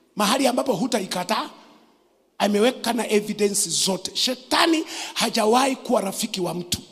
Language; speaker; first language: Swahili; native; Swahili